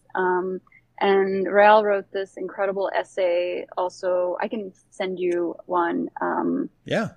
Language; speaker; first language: English; early bilingual, other home language; Bosnian